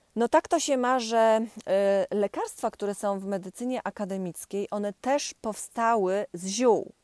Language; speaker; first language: Polish; native; Polish